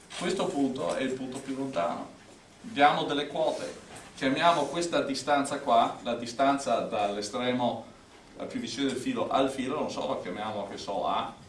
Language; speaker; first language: Italian; non-native, fluent; English